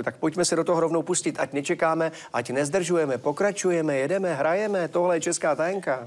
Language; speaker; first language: Czech; native; Czech